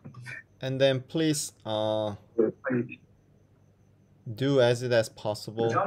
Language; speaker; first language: English; non-native, fluent; Korean